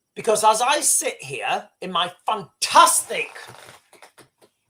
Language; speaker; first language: English; native; English